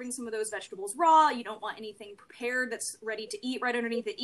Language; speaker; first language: English; native; English